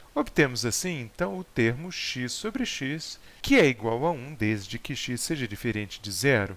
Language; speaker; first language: Portuguese; native; Portuguese